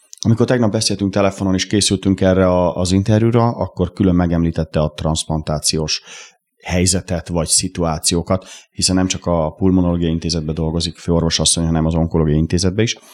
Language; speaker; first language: Hungarian; native; Hungarian